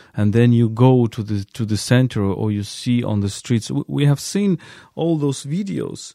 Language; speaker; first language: English; non-native, fluent; Ukrainian